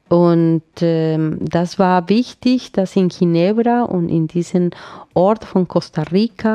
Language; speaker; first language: German; non-native, fluent; Spanish